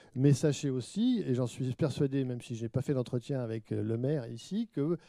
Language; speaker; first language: French; native; French